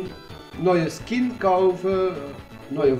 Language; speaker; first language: German; non-native, learner; French